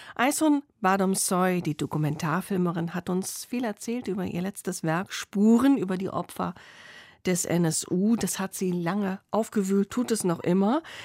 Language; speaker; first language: German; native; German